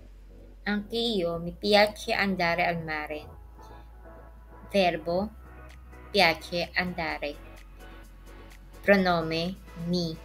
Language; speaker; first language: Italian; non-native, fluent; Filipino